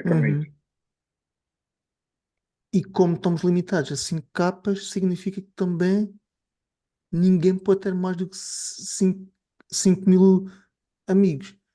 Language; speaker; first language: Portuguese; native; Portuguese